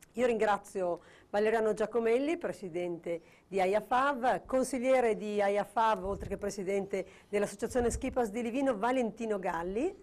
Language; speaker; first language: Italian; native; Italian